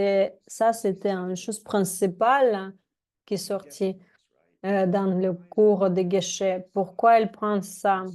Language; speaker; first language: French; non-native, fluent; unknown